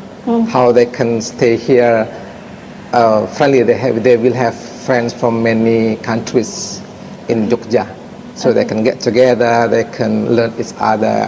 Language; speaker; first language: English; non-native, fluent; Indonesian